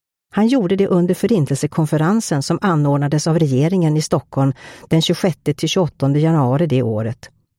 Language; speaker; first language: Swedish; native; Swedish